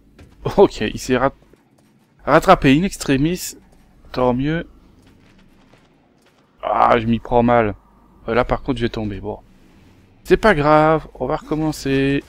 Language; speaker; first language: French; native; French